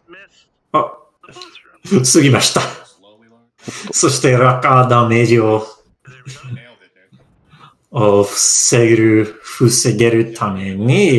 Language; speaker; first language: Japanese; non-native, learner; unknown